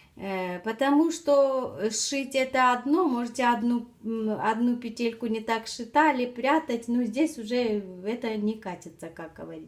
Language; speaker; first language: Russian; non-native, fluent; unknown